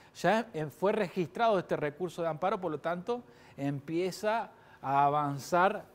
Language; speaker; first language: Spanish; native; Spanish